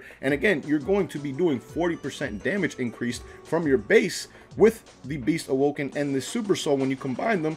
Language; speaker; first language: English; native; English